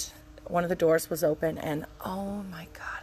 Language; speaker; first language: English; native; English